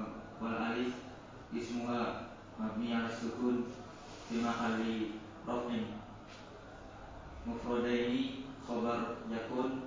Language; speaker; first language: Arabic; non-native, learner; Indonesian